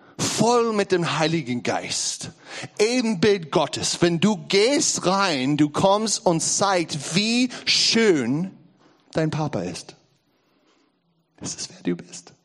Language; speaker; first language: German; non-native, learner; English